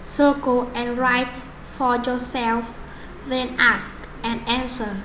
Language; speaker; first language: English; non-native, learner; Vietnamese